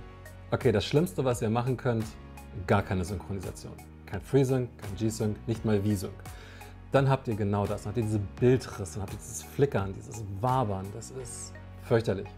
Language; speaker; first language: German; native; German